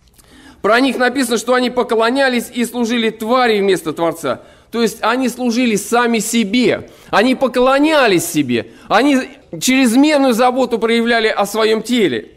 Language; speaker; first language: Russian; native; Russian